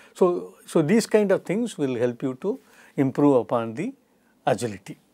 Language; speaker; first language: English; non-native, local second language; Tamil